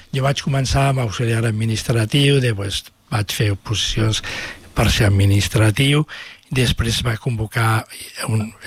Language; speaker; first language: Catalan; non-native, local second language; Spanish